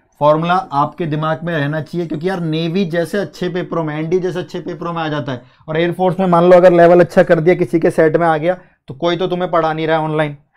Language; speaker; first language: Hindi; native; Hindi